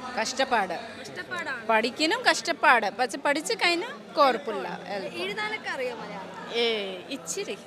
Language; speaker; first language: Malayalam; non-native, learner; Nepali